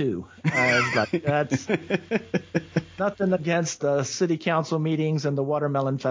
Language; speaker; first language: English; native; English